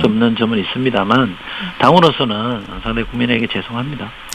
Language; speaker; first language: Korean; native; Korean